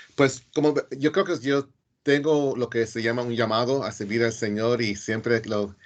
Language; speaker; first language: Spanish; early bilingual, heritage; Spanish